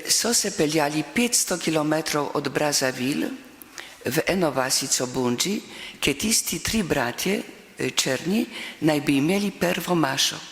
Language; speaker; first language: Slovenian; non-native, fluent; Polish